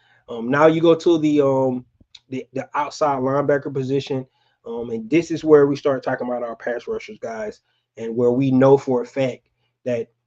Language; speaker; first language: English; native; English